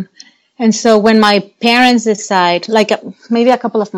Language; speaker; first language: English; non-native, fluent; Spanish